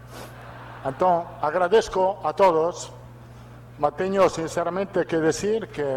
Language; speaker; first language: Portuguese; non-native, learner; Italian